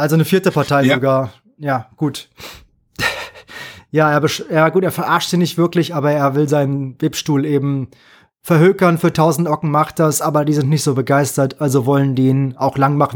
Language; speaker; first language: German; native; German